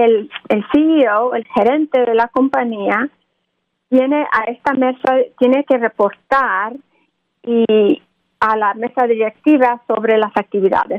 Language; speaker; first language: Spanish; early bilingual, other home language; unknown